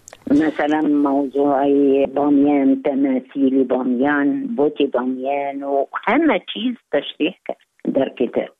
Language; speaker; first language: Persian; non-native, fluent; Arabic